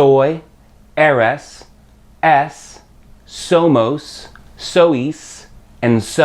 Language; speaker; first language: Spanish; non-native, fluent; English